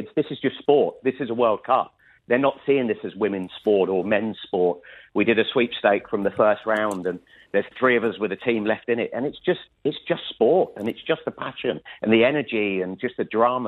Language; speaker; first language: English; native; English